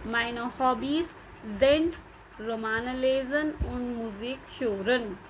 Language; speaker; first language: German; non-native, fluent; Hindi